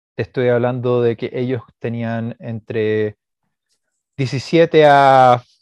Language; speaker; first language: Spanish; native; Spanish